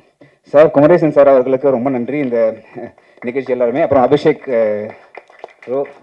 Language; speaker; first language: Tamil; native; Tamil